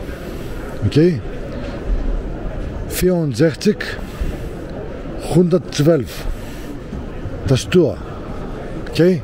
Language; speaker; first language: German; non-native, learner; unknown